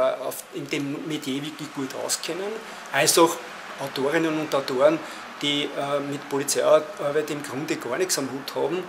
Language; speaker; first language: German; native; German